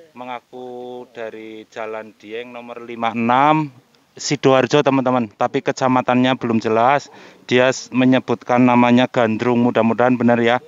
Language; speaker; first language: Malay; non-native, local second language; Javanese